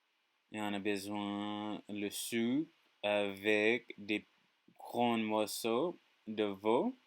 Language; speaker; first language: French; non-native, learner; English